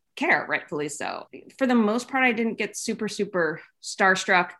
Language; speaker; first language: English; native; English